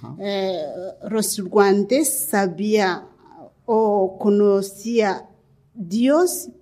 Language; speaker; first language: Spanish; non-native, learner; Kinyarwanda